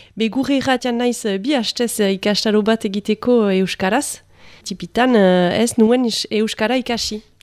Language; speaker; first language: Basque; non-native, local second language; French